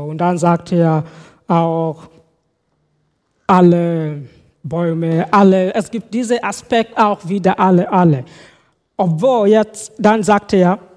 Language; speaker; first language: German; non-native, fluent; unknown